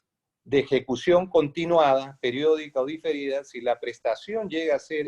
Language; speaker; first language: Spanish; native; Spanish